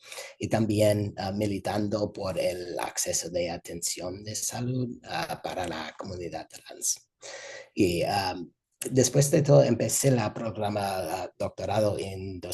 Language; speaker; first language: Spanish; non-native, fluent; English